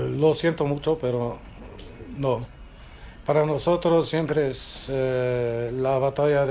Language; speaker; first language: Spanish; non-native, fluent; German